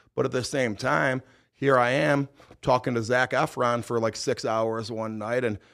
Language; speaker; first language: English; native; English